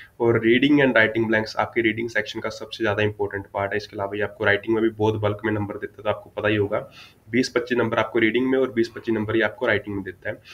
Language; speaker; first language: Hindi; non-native, local second language; Punjabi